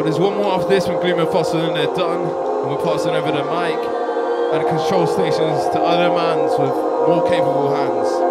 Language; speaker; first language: English; native; English